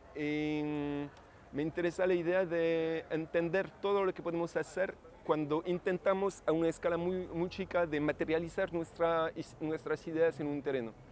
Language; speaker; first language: Spanish; non-native, fluent; French